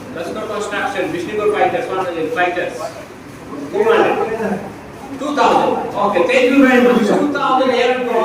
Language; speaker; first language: English; non-native, local second language; Bangla